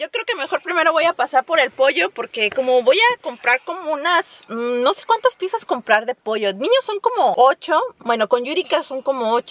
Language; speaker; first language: Spanish; native; Spanish